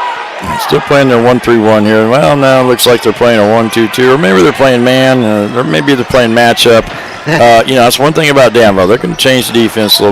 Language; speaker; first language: English; native; English